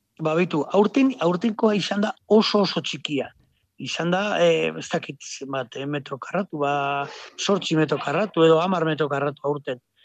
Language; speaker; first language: Basque; native; Basque